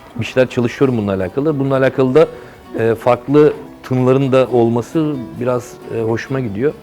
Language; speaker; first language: Turkish; native; Turkish